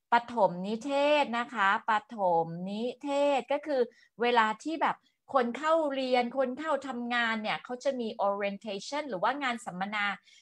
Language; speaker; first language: Thai; native; Thai